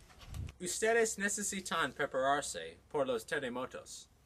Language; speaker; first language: Spanish; non-native, learner; English